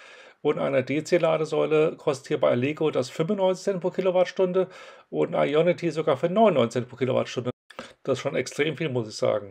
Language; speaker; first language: German; native; German